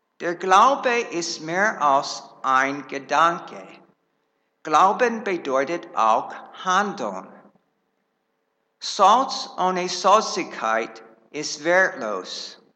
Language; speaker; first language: German; non-native, fluent; English